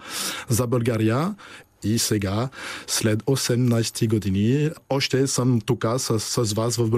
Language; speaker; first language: Bulgarian; non-native, learner; French